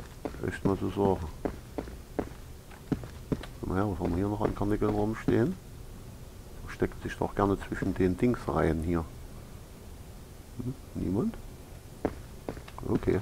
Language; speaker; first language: German; native; German